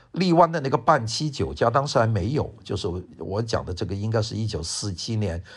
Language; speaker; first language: Chinese; non-native, local second language; Cantonese